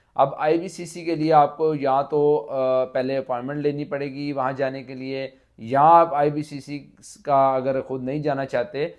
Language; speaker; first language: Urdu; non-native, local second language; Punjabi